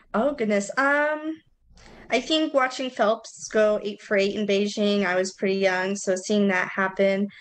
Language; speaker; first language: English; native; English